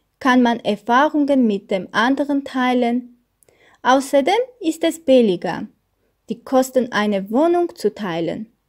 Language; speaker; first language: German; non-native, learner; Armenian